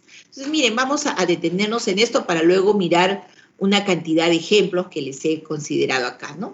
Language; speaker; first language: Spanish; native; Spanish